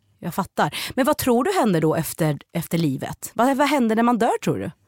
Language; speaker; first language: Swedish; native; Swedish